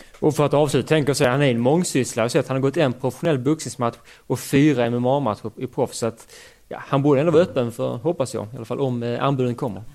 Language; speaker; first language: Swedish; native; Swedish